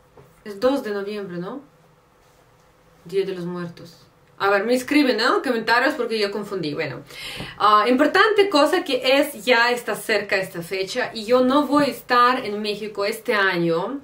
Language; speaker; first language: Spanish; non-native, fluent; Russian